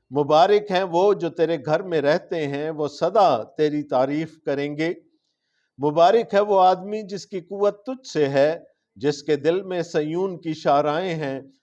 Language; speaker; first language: Urdu; non-native, local second language; Punjabi